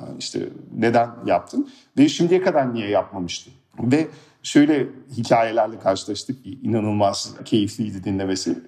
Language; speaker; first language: Turkish; early bilingual, heritage; Turkish